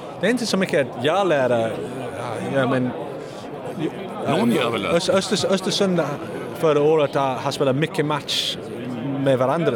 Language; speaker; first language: Swedish; non-native, learner; English